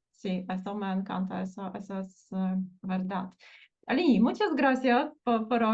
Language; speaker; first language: Spanish; non-native, fluent; Portuguese